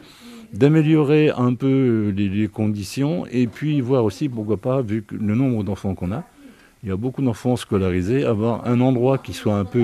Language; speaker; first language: French; native; French